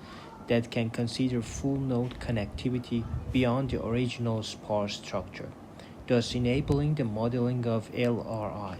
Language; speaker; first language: English; non-native, fluent; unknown